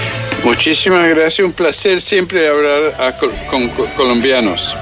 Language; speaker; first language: Spanish; early bilingual, heritage; English